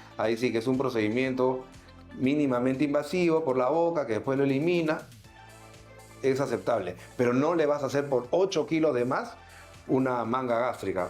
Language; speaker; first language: Spanish; native; Spanish